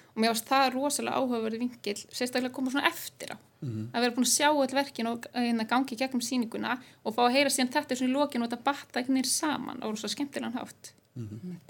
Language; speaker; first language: Icelandic; native; Icelandic